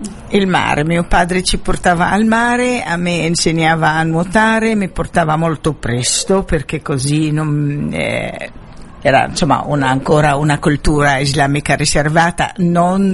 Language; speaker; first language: Italian; non-native, fluent; Arabic